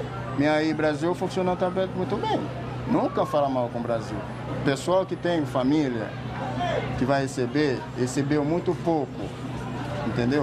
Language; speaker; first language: Portuguese; non-native, learner; Haitian Creole